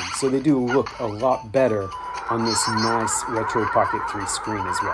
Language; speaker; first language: English; native; English